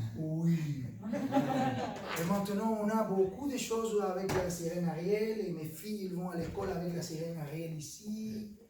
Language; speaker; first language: French; non-native, fluent; Spanish